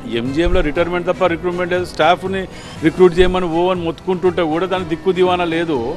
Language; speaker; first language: Telugu; native; Telugu